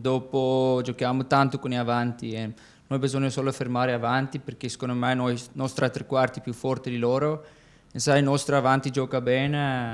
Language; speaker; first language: Italian; non-native, learner; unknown